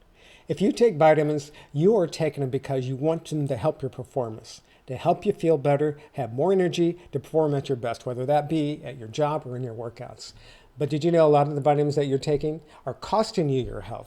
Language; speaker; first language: English; native; English